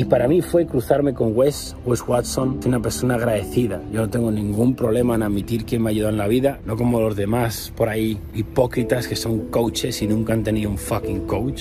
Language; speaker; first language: Spanish; native; Spanish